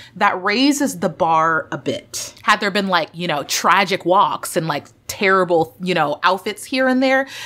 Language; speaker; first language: English; native; English